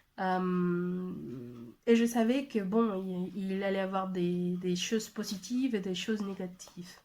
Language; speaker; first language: French; non-native, fluent; Spanish